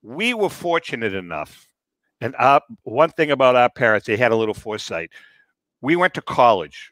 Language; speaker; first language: English; native; English